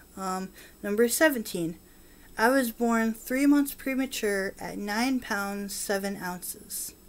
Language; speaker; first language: English; native; English